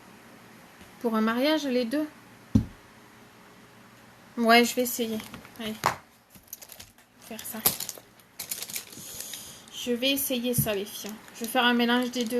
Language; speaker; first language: French; native; French